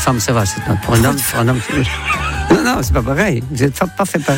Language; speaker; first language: French; non-native, fluent; Dutch